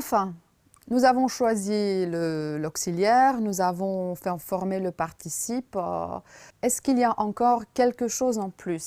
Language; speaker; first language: French; non-native, fluent; Romanian